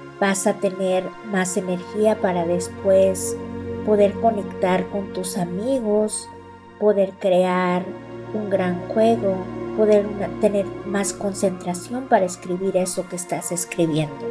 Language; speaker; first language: Spanish; native; Spanish